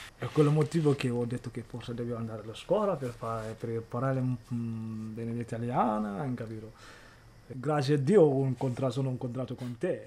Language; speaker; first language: Italian; native; Italian